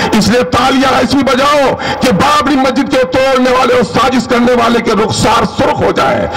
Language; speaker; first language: Urdu; native; Urdu